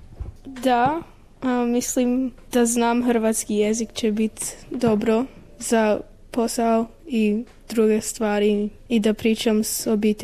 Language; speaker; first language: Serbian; early bilingual, heritage; Croatian